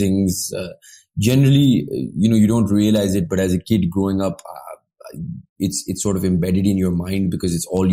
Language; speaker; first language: English; non-native, local second language; Urdu